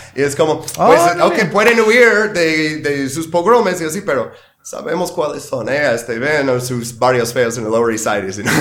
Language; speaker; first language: Spanish; non-native, fluent; English